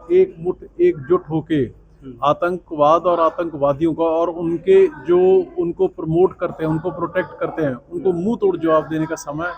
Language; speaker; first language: Urdu; non-native, local second language; Punjabi